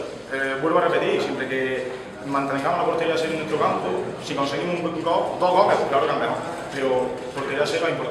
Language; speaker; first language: Spanish; native; Spanish